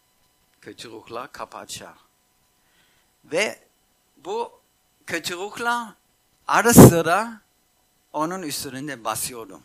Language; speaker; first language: Turkish; non-native, fluent; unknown